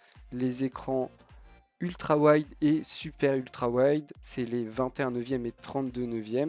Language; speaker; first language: French; native; French